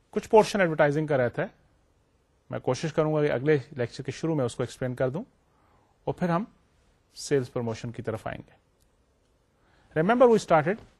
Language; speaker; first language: Urdu; native; Urdu